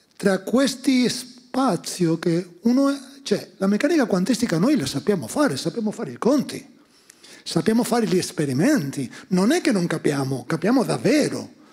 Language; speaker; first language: Italian; non-native, fluent; Spanish